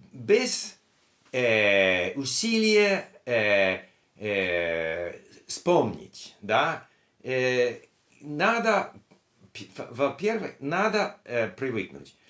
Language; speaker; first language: Russian; non-native, learner; English